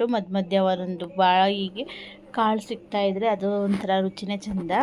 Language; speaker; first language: Kannada; native; Kannada